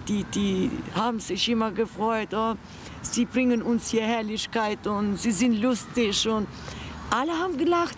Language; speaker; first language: German; non-native, fluent; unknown